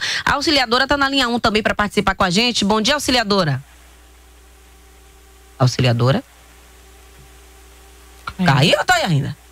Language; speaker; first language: Portuguese; native; Portuguese